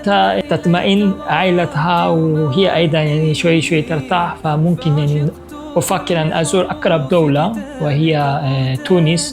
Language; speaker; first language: Arabic; non-native, fluent; Korean